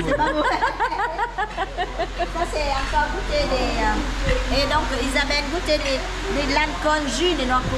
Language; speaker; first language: French; non-native, learner; Vietnamese